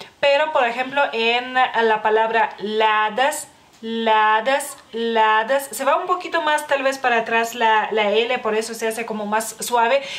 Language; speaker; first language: Spanish; non-native, fluent; Lithuanian